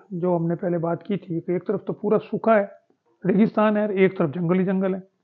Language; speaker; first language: Hindi; native; Hindi